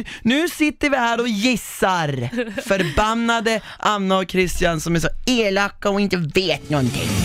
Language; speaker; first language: Swedish; native; Swedish